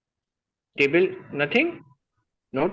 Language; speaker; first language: English; non-native, learner; Urdu